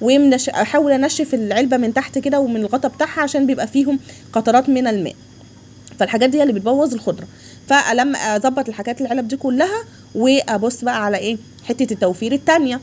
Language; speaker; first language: Arabic; native; Arabic